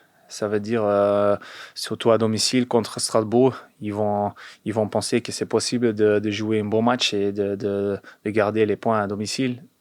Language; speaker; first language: French; non-native, fluent; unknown